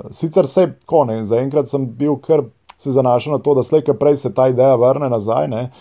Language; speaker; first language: Slovenian; non-native, local second language; Serbian